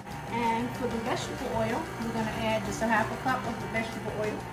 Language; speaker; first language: English; native; English